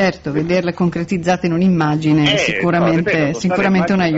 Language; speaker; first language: Italian; native; Italian